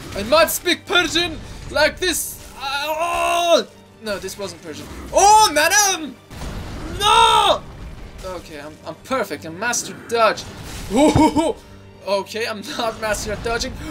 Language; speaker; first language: English; non-native, fluent; Persian